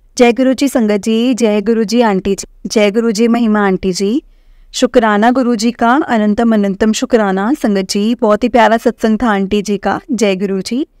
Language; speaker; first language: Hindi; non-native, local second language; Punjabi